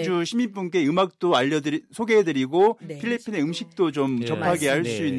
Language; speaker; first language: Korean; native; Korean